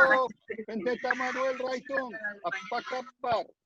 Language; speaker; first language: Indonesian; non-native, learner; Hebrew